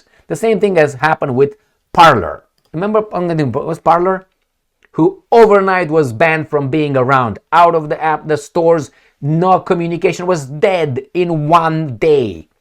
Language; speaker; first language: English; non-native, fluent; Romanian